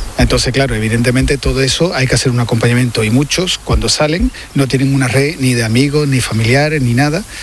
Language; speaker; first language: Spanish; native; Spanish